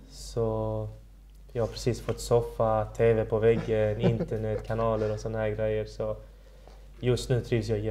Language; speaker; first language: Swedish; early bilingual, other home language; Persian